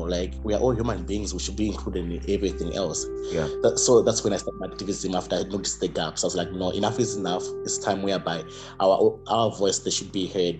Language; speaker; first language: English; non-native, local second language; Nyanja